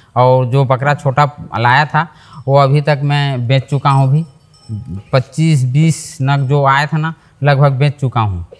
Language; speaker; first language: Hindi; native; Hindi